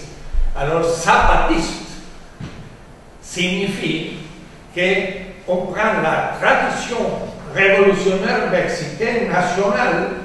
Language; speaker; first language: French; non-native, fluent; Spanish